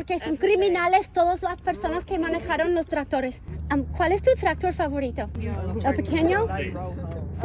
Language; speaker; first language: Spanish; non-native, fluent; English